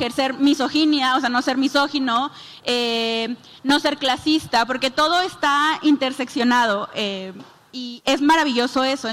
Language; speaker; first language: Spanish; native; Spanish